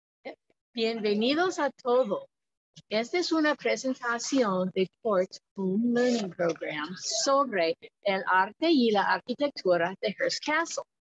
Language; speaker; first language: Spanish; non-native, fluent; English